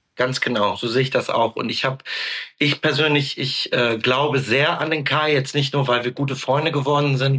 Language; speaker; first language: German; native; German